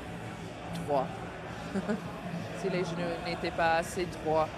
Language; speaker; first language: French; non-native, learner; English